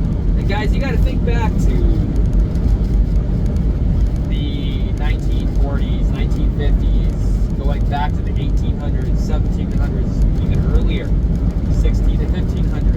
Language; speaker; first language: English; native; English